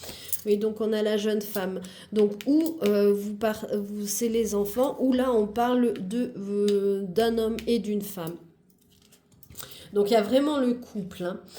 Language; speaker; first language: French; native; French